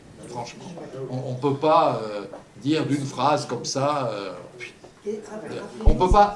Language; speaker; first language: French; native; French